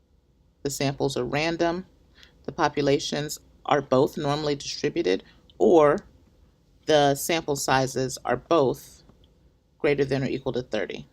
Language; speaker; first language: English; native; English